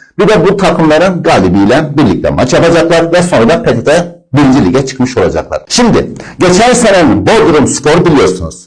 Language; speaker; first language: Turkish; native; Turkish